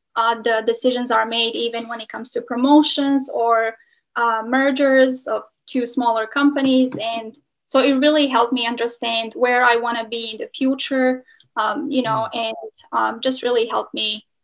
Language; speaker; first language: English; non-native, fluent; Serbian